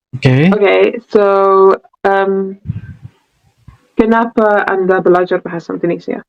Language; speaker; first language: Indonesian; non-native, learner; English